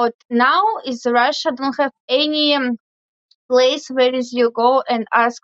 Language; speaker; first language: English; non-native, learner; Russian